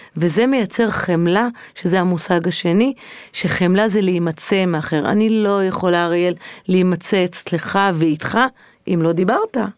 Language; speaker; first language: Hebrew; native; Hebrew